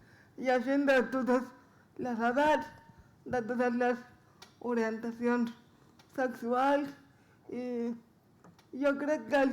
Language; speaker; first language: Catalan; non-native, local second language; Spanish